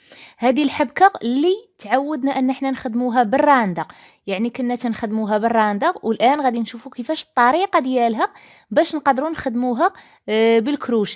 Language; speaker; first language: Arabic; native; Arabic